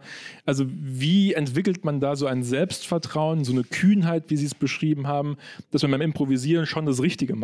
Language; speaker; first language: German; native; German